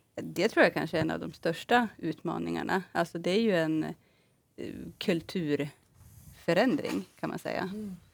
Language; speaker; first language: Swedish; native; Swedish